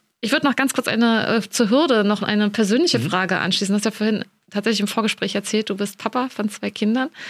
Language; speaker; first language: German; native; German